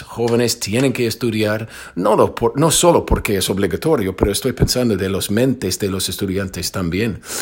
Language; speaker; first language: Spanish; non-native, fluent; English